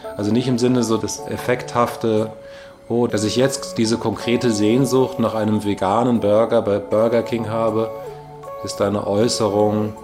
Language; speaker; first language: German; native; German